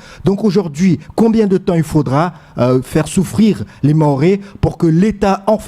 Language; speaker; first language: French; non-native, local second language; Comorian